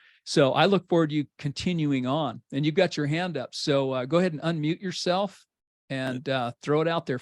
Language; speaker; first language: English; native; English